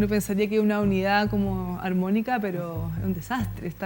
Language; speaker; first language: Spanish; native; Spanish